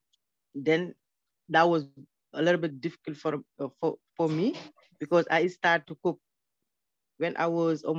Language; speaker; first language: English; non-native, learner; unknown